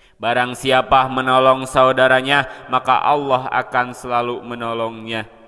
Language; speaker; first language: Indonesian; non-native, local second language; Sundanese